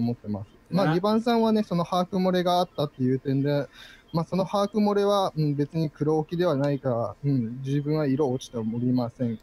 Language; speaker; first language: Japanese; native; Japanese